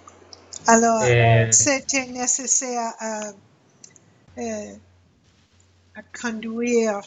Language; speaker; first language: French; non-native, learner; English